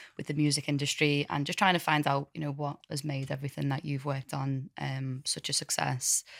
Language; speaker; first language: English; native; English